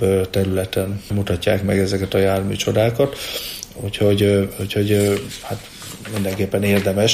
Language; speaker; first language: Hungarian; native; Hungarian